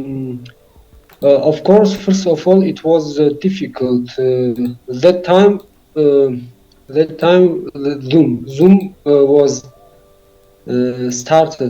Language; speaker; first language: English; non-native, learner; Tajik